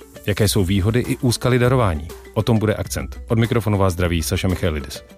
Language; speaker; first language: Czech; native; Czech